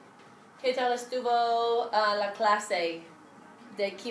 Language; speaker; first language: Spanish; non-native, learner; English